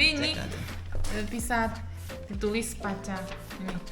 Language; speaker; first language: Indonesian; non-native, fluent; Chinese